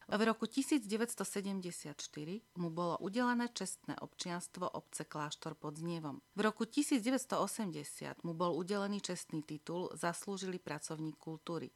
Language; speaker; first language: Slovak; native; Slovak